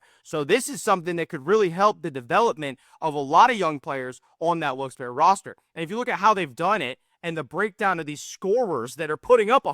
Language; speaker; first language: English; native; English